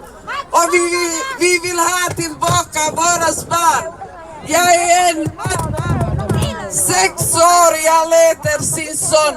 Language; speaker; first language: Swedish; non-native, learner; Somali